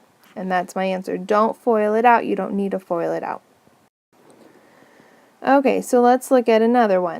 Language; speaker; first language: English; native; English